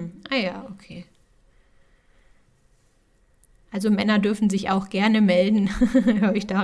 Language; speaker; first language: German; native; German